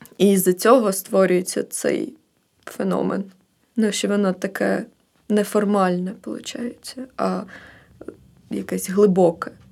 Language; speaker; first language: Ukrainian; native; Ukrainian